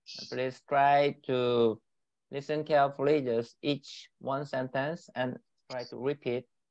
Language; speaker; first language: English; non-native, learner; Korean